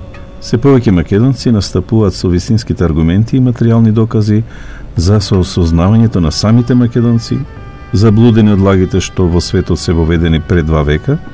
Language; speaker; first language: Macedonian; native; Macedonian